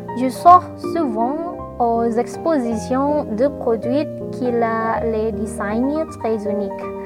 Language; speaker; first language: French; non-native, learner; Indonesian